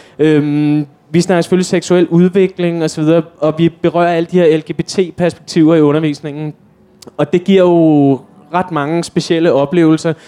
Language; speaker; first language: Danish; native; Danish